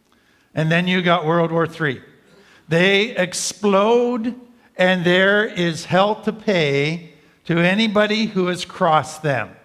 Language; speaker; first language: English; native; English